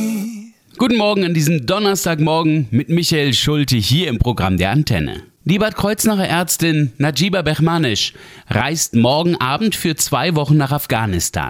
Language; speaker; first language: German; native; German